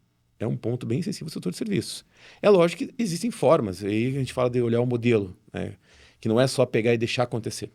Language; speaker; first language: Portuguese; native; Portuguese